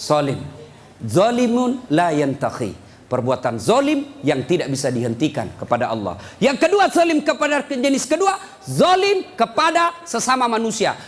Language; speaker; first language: Indonesian; native; Indonesian